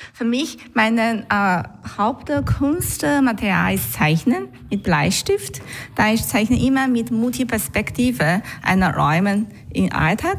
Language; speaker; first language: German; non-native, learner; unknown